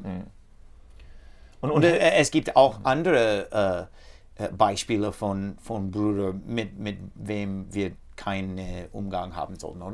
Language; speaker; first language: German; non-native, learner; English